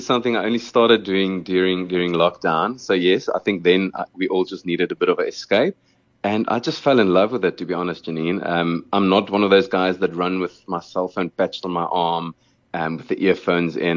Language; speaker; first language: English; non-native, local second language; Afrikaans